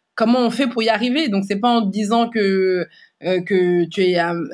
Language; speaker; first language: French; native; French